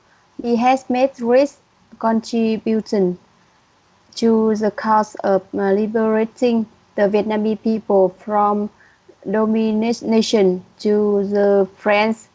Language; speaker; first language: English; non-native, learner; Vietnamese